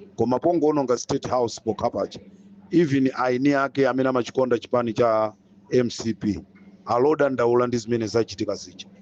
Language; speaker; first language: Nyanja; native; Nyanja